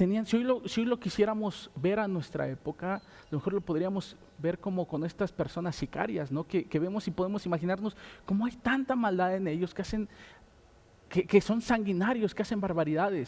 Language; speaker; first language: Spanish; native; Spanish